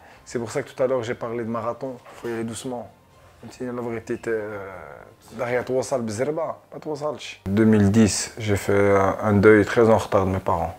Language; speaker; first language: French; early bilingual, other home language; Arabic